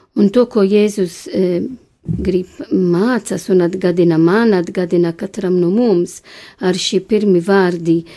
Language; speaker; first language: Latvian; non-native, fluent; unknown